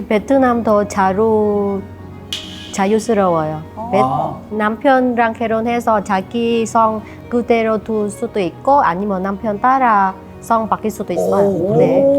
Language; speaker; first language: Korean; non-native, learner; Vietnamese